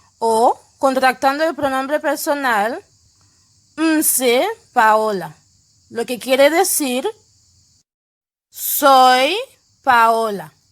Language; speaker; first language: Spanish; non-native, fluent; Haitian Creole